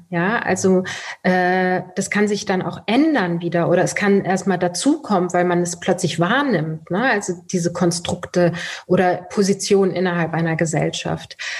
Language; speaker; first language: German; early bilingual, other home language; Persian